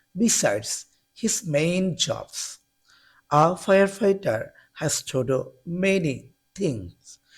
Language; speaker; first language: English; non-native, local second language; Bangla